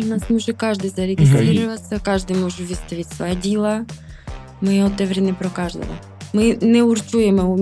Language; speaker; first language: Czech; non-native, fluent; Russian